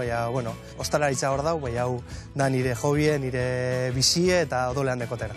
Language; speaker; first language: Basque; native; Basque